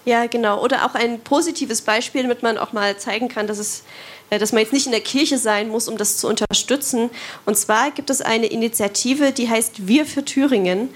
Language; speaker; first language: German; native; German